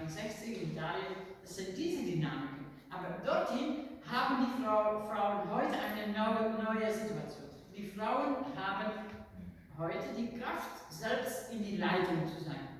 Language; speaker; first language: German; non-native, learner; Dutch